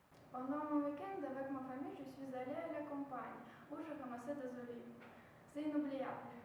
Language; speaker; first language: French; non-native, learner; Russian